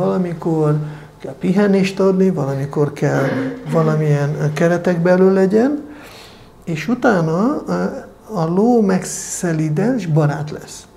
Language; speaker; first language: Hungarian; non-native, fluent; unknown